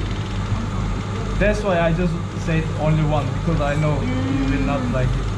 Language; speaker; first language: English; non-native, fluent; Turkish